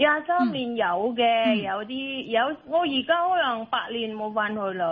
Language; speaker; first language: Cantonese; non-native, learner; Indonesian